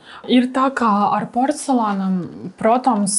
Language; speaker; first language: Latvian; non-native, learner; Russian